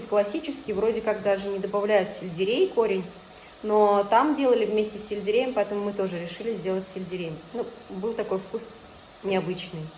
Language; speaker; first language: Russian; native; Russian